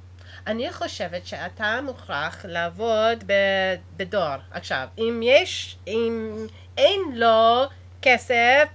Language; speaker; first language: Hebrew; non-native, learner; English